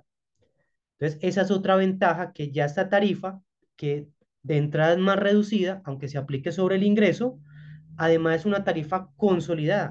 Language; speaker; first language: Spanish; native; Spanish